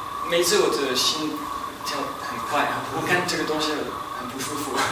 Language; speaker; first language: Chinese; non-native, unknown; French